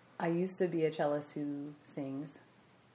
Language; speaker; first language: English; native; English